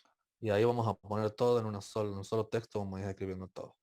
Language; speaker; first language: Spanish; native; Spanish